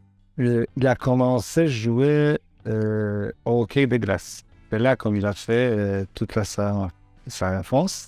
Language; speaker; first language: French; non-native, learner; Polish